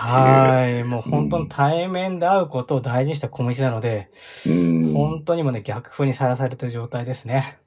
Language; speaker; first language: Japanese; native; Japanese